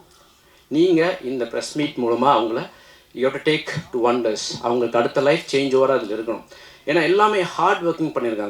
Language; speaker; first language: Tamil; native; Tamil